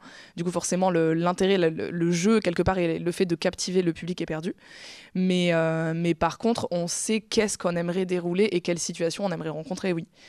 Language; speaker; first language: French; native; French